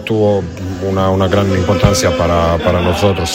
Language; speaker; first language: Spanish; non-native, learner; Croatian